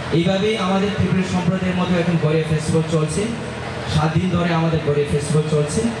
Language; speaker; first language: Bangla; non-native, local second language; Kok Borok